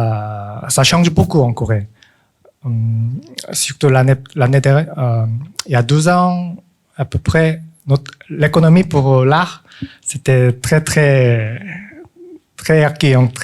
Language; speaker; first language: French; non-native, fluent; Korean